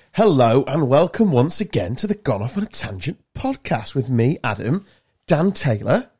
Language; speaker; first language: English; native; English